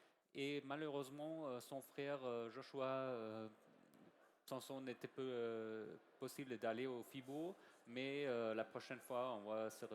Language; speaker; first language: French; non-native, learner; German